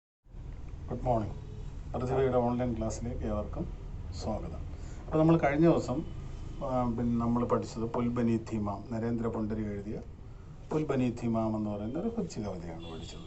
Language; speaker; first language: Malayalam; native; Malayalam